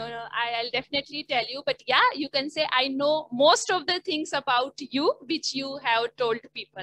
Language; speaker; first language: English; non-native, learner; Hindi